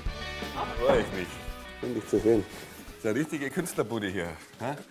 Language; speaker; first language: German; native; German